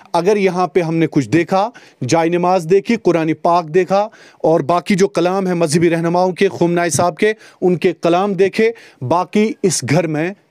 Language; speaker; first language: Hindi; non-native, local second language; Kashmiri